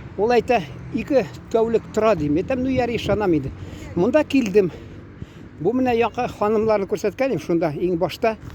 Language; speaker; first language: Tatar; native; Tatar